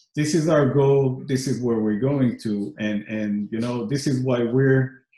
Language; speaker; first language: English; non-native, fluent; Hebrew